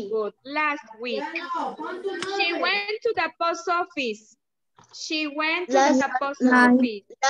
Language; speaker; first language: English; non-native, learner; Spanish